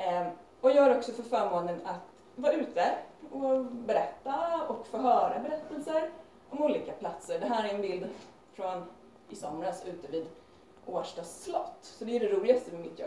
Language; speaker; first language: Swedish; native; Swedish